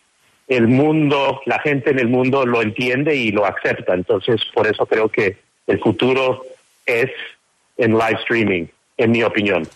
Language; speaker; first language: Spanish; non-native, fluent; English